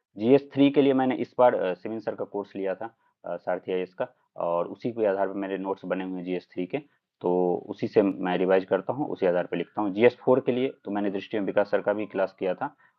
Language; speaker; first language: Hindi; non-native, local second language; Maithili